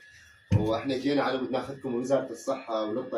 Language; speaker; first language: Arabic; native; Arabic